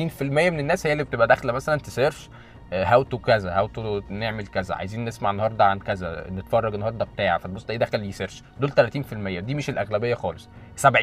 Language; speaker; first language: Arabic; native; Arabic